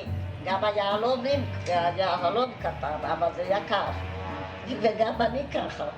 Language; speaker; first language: Hebrew; non-native, fluent; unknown